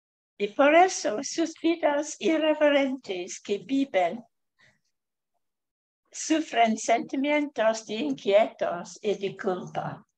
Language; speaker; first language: Spanish; non-native, fluent; English